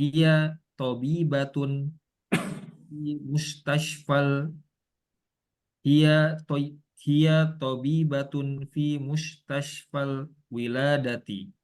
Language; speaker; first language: Arabic; non-native, learner; Indonesian